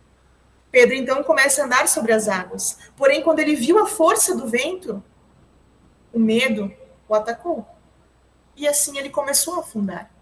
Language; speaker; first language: Portuguese; native; Portuguese